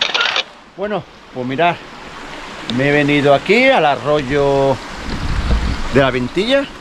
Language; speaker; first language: Spanish; native; Spanish